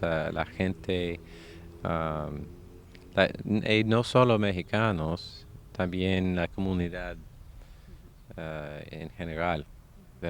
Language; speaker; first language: Spanish; non-native, fluent; English